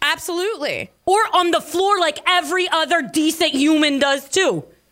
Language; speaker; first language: English; early bilingual, other home language; Spanish